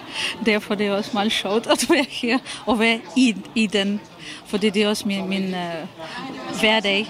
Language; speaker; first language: Danish; non-native, fluent; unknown